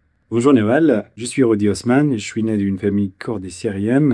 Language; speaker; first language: French; non-native, fluent; Kurdish